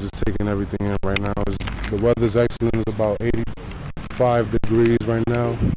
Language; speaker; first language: English; early bilingual, other home language; Spanish